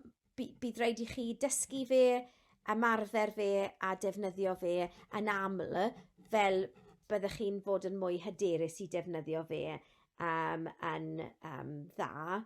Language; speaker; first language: Welsh; non-native, local second language; English